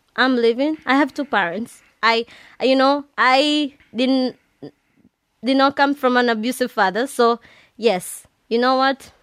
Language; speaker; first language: English; non-native, local second language; Swahili